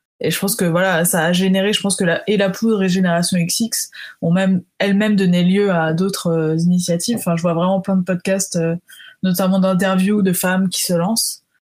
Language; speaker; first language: French; native; French